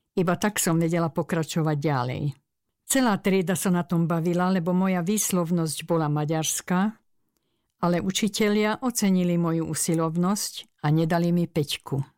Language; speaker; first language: Slovak; early bilingual, other home language; Hungarian